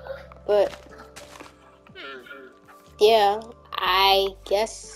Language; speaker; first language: English; native; English